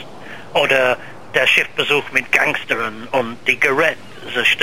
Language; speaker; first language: German; non-native, learner; English